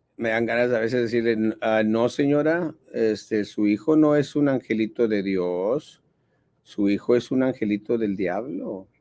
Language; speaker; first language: Spanish; early bilingual, heritage; Spanish